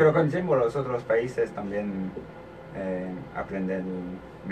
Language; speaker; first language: Spanish; non-native, learner; French